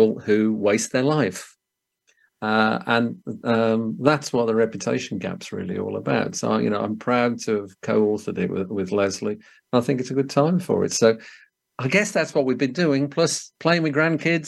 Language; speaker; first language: English; native; English